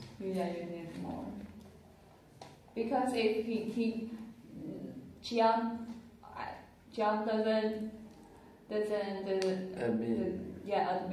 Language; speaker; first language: English; non-native, learner; Chinese